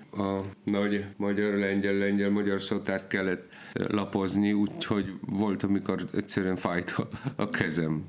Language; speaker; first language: Hungarian; non-native, fluent; Polish